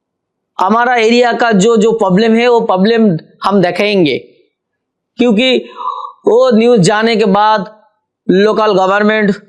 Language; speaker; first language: Hindi; non-native, local second language; Bangla